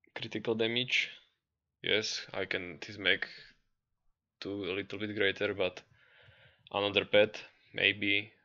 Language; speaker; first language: English; non-native, learner; Slovak